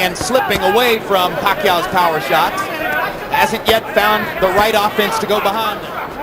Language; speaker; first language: English; native; English